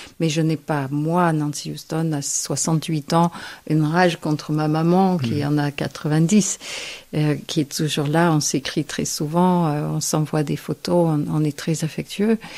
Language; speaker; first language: French; non-native, fluent; English